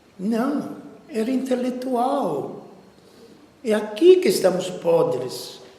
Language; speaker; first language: Portuguese; non-native, fluent; Italian